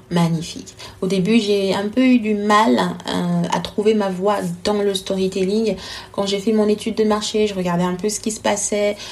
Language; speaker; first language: French; non-native, local second language; Lingala